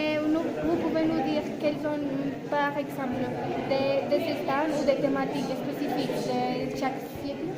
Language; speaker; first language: French; non-native, learner; Spanish